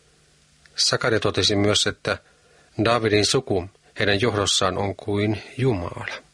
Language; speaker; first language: Finnish; native; Finnish